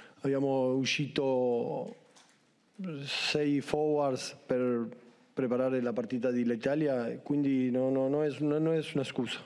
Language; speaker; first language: Italian; non-native, learner; Spanish